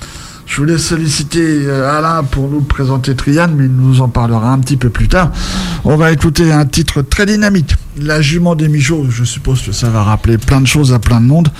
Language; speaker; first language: French; native; French